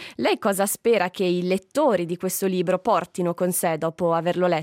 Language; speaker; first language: Italian; native; Italian